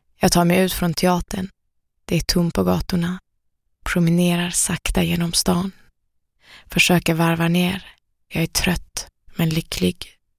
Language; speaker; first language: Swedish; early bilingual, other home language; Persian